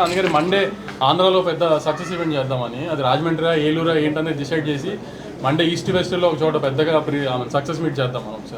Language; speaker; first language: Telugu; native; Telugu